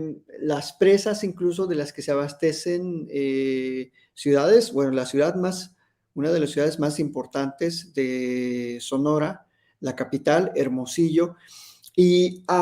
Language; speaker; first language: Spanish; native; Spanish